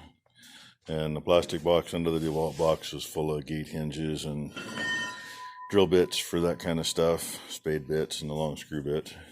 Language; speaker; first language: English; native; English